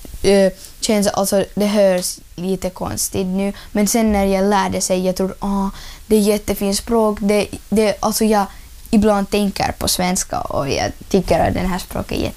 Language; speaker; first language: Swedish; non-native, learner; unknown